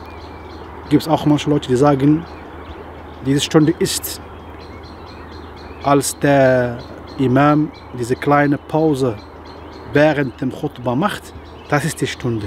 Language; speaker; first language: German; non-native, fluent; Arabic